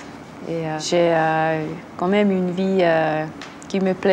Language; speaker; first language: French; non-native, local second language; German